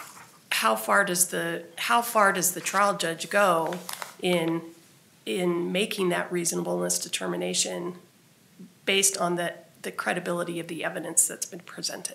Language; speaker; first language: English; native; English